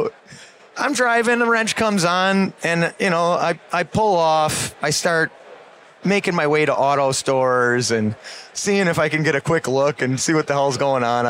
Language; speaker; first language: English; native; English